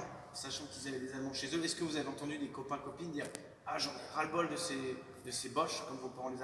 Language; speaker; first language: French; native; French